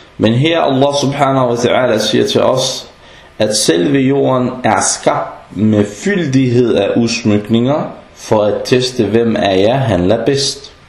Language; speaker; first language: Danish; non-native, fluent; Arabic